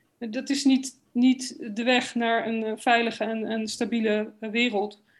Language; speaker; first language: Dutch; native; Dutch